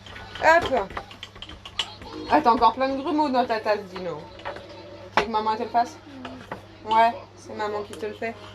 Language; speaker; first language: French; native; French